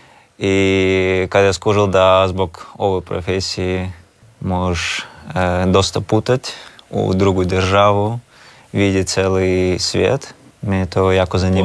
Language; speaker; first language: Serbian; non-native, learner; Russian